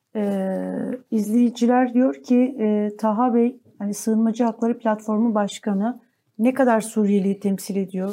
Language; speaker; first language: Turkish; native; Turkish